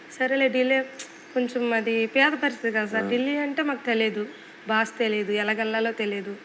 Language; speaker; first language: Telugu; native; Telugu